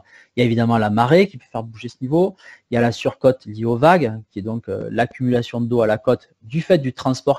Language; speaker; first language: French; native; French